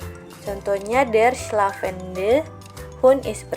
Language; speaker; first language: German; non-native, fluent; Indonesian